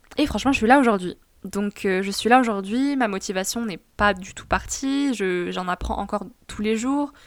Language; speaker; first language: French; non-native, local second language; Arabic